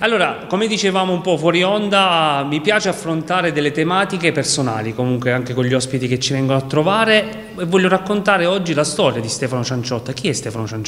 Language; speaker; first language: Italian; native; Italian